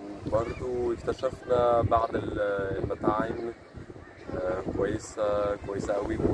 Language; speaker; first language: Arabic; non-native, fluent; French